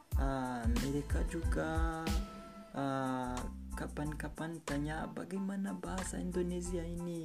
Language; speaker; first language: Indonesian; non-native, learner; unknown